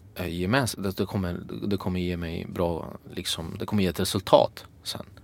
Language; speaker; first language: Swedish; early bilingual, other home language; Kurdish